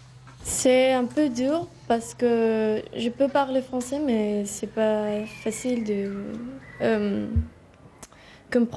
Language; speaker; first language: French; non-native, learner; Spanish